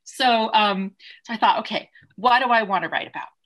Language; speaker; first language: English; native; English